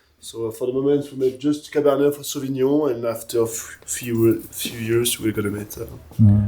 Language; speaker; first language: English; non-native, fluent; French